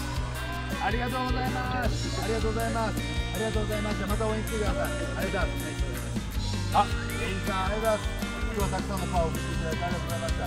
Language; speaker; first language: Japanese; native; Japanese